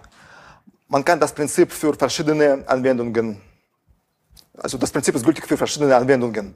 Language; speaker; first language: German; non-native, fluent; Russian